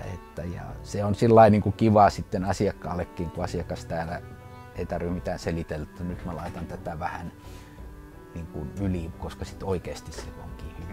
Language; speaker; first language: Finnish; native; Finnish